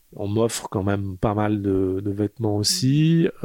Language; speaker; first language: French; native; French